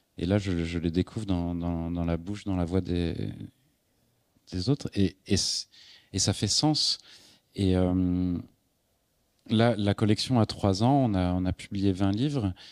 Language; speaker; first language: French; native; French